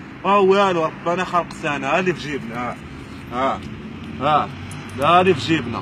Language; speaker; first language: Arabic; native; Arabic